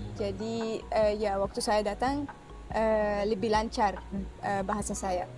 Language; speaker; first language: Indonesian; non-native, fluent; Arabic